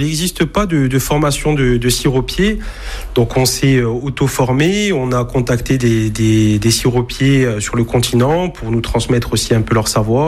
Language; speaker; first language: French; native; French